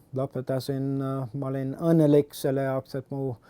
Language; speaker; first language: Estonian; early bilingual, heritage; Estonian